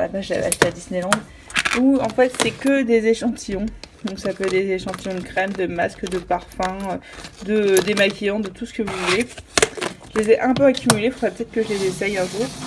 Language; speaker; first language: French; native; French